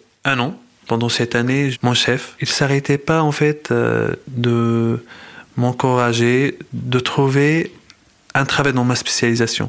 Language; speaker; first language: French; non-native, fluent; Arabic